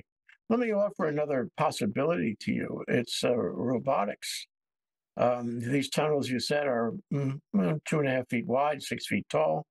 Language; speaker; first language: English; native; English